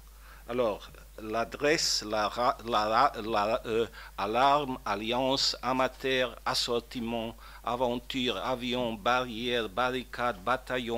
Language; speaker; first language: French; non-native, fluent; Croatian